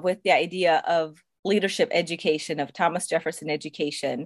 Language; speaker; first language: English; non-native, local second language; Pennsylvania German